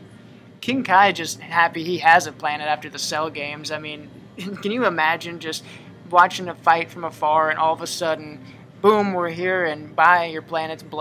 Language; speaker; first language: English; native; English